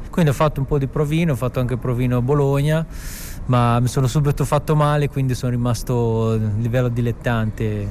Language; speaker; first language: Italian; non-native, fluent; Portuguese